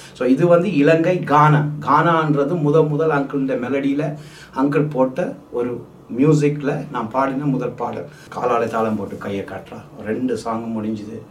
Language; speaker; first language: Tamil; early bilingual, heritage; Tamil